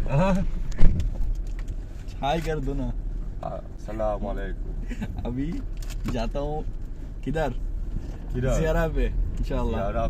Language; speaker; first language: Hindi; non-native, learner; Bangla